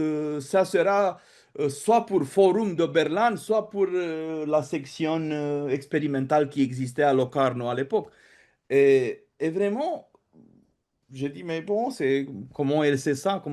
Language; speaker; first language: French; non-native, fluent; Romanian